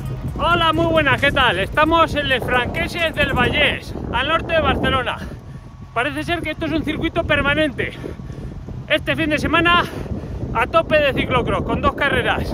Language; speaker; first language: Spanish; native; Spanish